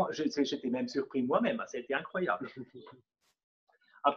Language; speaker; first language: French; non-native, local second language; German